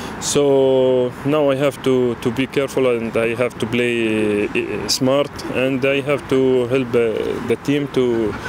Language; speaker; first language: English; non-native, learner; Arabic